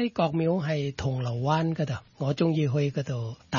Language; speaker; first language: Cantonese; non-native, fluent; Thai